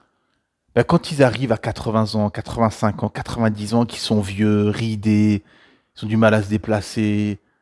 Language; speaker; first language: French; native; French